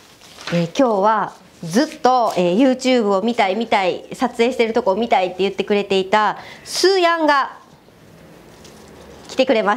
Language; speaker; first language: Japanese; native; Japanese